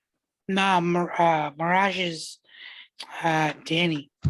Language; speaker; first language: English; native; English